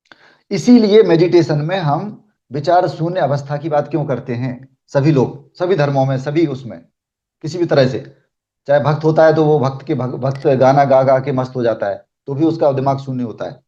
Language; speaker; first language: Hindi; native; Hindi